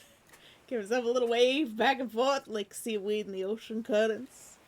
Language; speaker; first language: English; native; English